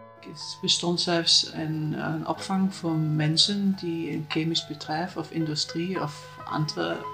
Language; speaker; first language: Dutch; non-native, fluent; German